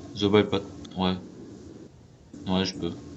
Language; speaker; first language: French; native; French